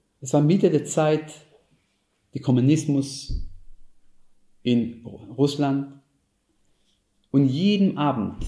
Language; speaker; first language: German; non-native, fluent; Hebrew